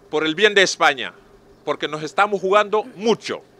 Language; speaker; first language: Spanish; non-native, fluent; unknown